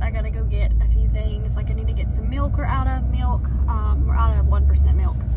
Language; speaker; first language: English; native; English